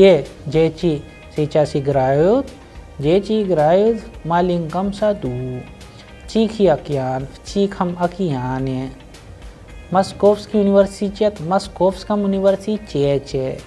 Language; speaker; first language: Russian; non-native, fluent; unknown